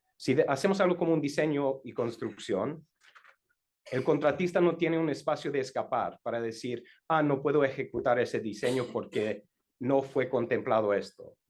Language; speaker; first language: Spanish; non-native, learner; English